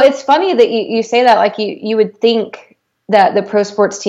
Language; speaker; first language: English; native; English